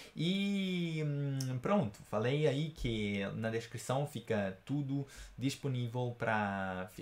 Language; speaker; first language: Portuguese; non-native, fluent; Italian